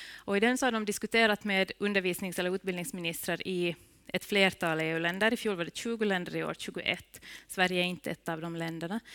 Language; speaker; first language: Swedish; native; Swedish